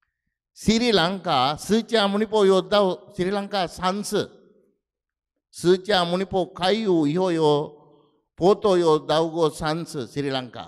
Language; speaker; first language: Chinese; non-native, fluent; Sinhala